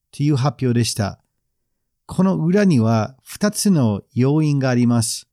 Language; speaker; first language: Japanese; non-native, fluent; English